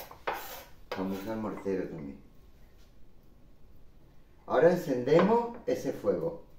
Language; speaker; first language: Spanish; native; Spanish